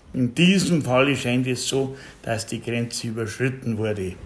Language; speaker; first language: German; native; German